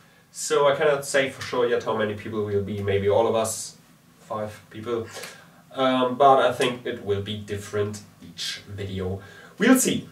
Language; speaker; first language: English; non-native, fluent; German